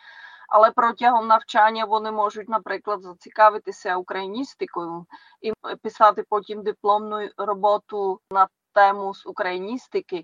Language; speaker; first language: Ukrainian; non-native, fluent; Czech